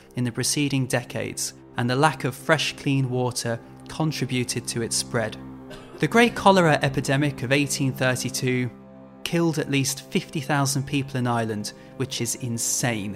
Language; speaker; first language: English; native; English